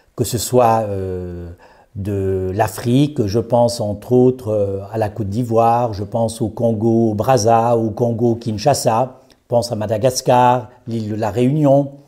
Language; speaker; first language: French; native; French